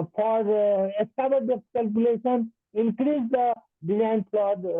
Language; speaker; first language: English; non-native, local second language; Nepali